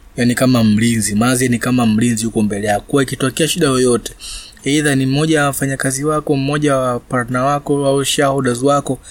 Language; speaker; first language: Swahili; native; Swahili